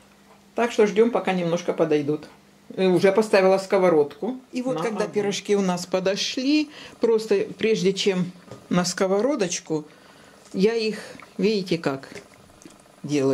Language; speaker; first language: Russian; native; Russian